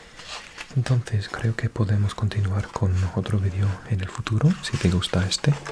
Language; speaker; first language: Spanish; non-native, fluent; English